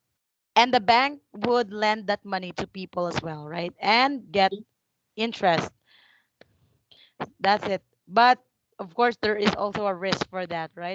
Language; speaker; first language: English; non-native, fluent; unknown